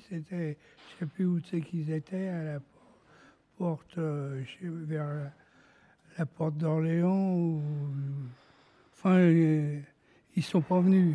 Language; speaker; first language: French; native; French